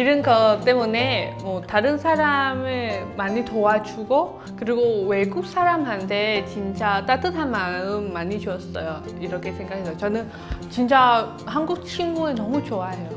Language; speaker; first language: Korean; non-native, learner; Vietnamese